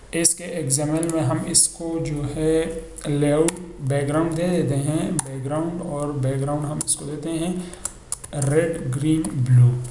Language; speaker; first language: Urdu; non-native, local second language; Pashto